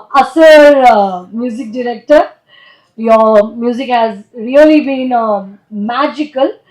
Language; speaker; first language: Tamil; non-native, learner; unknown